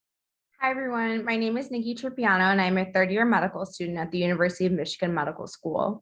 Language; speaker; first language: English; native; English